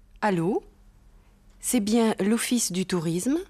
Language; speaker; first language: French; non-native, fluent; German